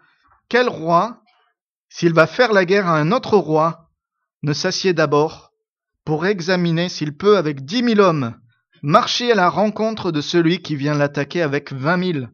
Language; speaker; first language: French; native; French